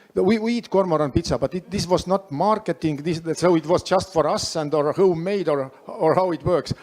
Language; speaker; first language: English; non-native, fluent; Estonian